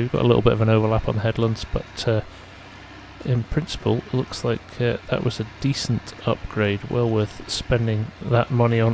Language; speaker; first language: English; native; English